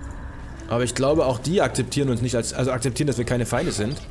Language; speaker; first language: German; native; German